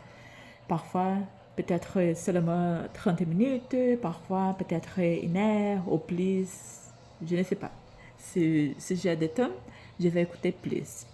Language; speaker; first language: French; non-native, learner; Portuguese